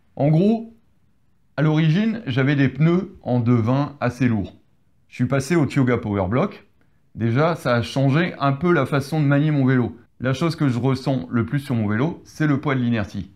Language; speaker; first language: French; native; French